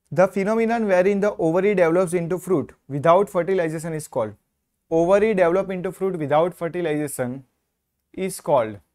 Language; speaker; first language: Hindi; non-native, local second language; Gujarati